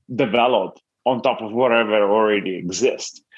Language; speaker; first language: English; non-native, fluent; Italian